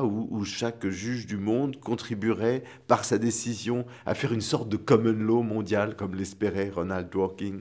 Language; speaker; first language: French; native; French